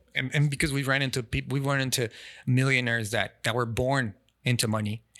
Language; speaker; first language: English; non-native, fluent; Spanish